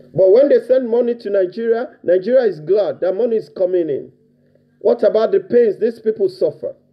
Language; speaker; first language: English; non-native, local second language; Yoruba